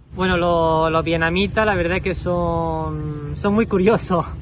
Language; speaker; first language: Spanish; native; Spanish